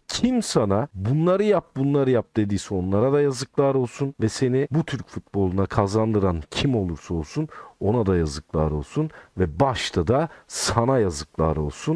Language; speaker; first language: Turkish; native; Turkish